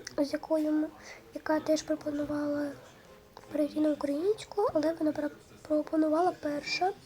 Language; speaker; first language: Ukrainian; non-native, local second language; Russian